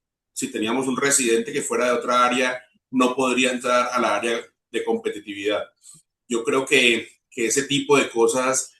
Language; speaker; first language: Spanish; native; Spanish